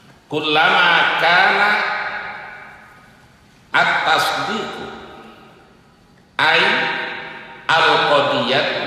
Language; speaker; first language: Arabic; non-native, fluent; Javanese